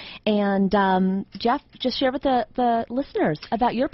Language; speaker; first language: English; native; English